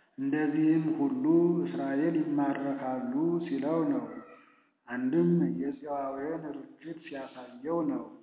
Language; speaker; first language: Amharic; native; Amharic